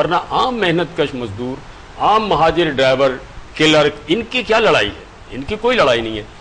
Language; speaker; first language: Urdu; native; Urdu